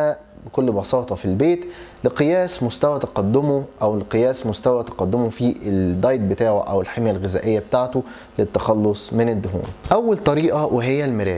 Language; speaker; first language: Arabic; native; Arabic